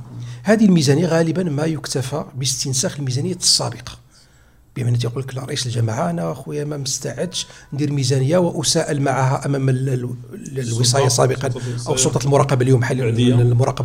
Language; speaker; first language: Arabic; native; Arabic